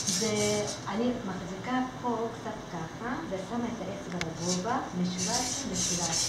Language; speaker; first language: Hebrew; non-native, learner; Russian